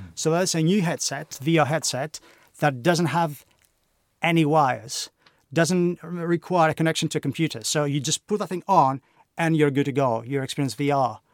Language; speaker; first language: English; non-native, fluent; Greek